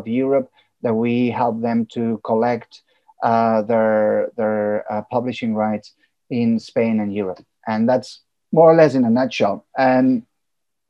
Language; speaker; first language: English; non-native, fluent; Catalan